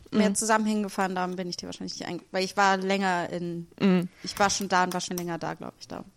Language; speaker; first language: German; native; German